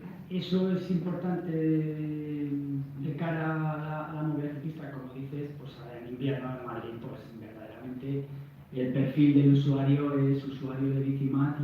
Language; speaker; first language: Spanish; native; Spanish